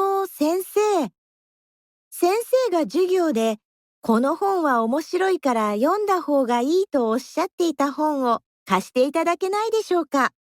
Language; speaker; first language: Japanese; non-native, learner; Indonesian